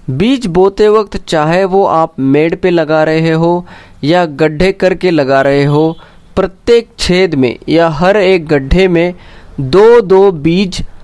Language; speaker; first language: Hindi; non-native, local second language; Marathi